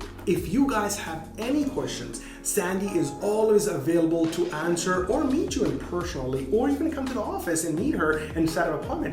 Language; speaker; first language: English; non-native, fluent; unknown